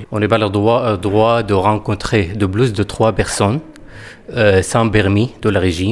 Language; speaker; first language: French; non-native, fluent; Arabic